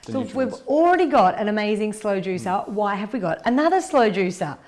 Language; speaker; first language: English; native; English